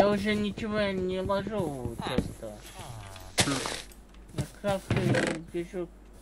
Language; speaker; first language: Russian; non-native, learner; English